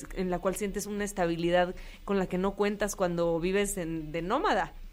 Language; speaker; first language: Spanish; native; Spanish